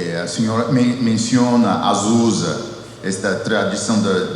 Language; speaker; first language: Portuguese; non-native, fluent; English